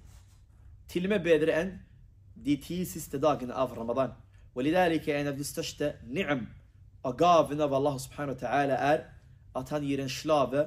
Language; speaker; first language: Norwegian; early bilingual, other home language; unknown